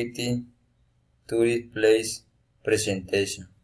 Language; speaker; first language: English; non-native, learner; Spanish